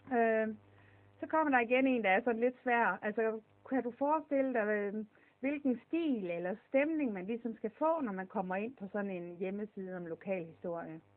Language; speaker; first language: Danish; native; Danish